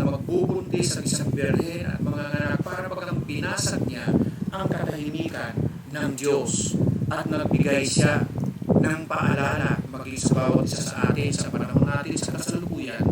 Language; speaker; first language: Filipino; native; Filipino